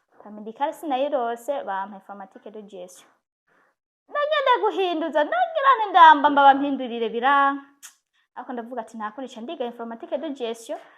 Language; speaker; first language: Rundi; non-native, local second language; Swahili